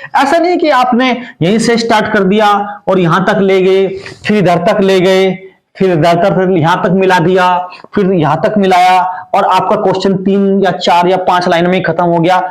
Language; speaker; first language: Hindi; native; Hindi